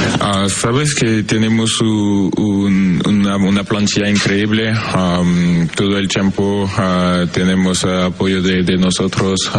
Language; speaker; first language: Spanish; non-native, fluent; French